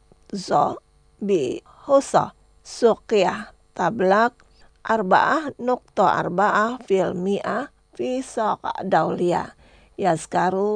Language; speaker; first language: Arabic; non-native, fluent; Indonesian